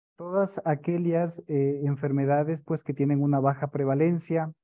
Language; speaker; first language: Spanish; native; Spanish